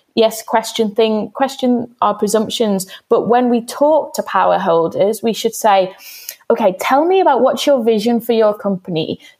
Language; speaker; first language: English; native; English